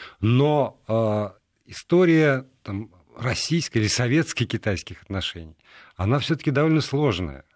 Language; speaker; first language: Russian; native; Russian